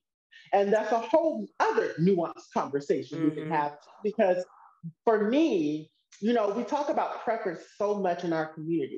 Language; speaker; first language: English; native; English